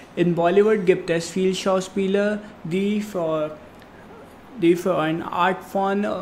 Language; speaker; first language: German; non-native, learner; Hindi